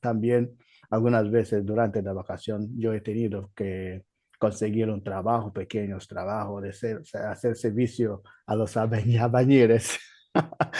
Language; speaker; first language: Spanish; non-native, learner; Igbo